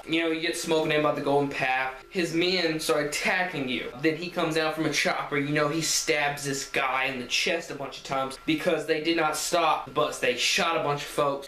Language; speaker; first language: English; native; English